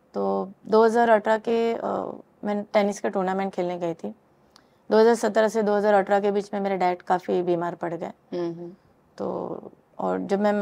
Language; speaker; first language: Hindi; native; Hindi